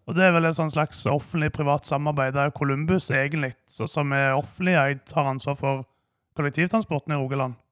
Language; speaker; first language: Norwegian; native; Norwegian